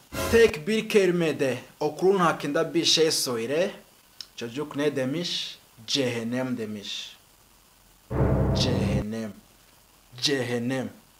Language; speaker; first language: Turkish; native; Turkish